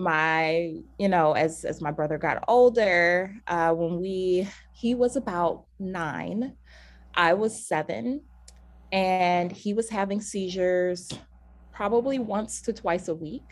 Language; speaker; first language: English; native; English